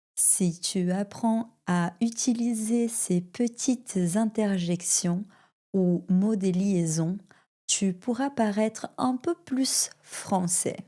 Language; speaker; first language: French; non-native, fluent; Portuguese